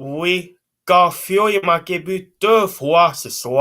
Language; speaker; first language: French; non-native, learner; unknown